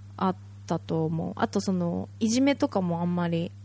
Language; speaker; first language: Japanese; native; Japanese